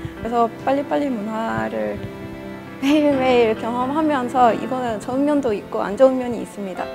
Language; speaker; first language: Korean; non-native, fluent; Arabic